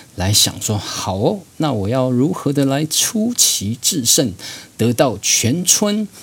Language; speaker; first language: Chinese; native; Chinese